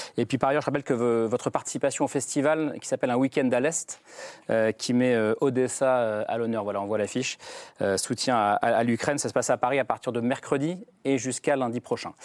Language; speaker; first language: French; native; French